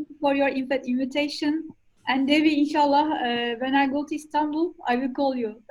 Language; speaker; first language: English; non-native, fluent; Turkish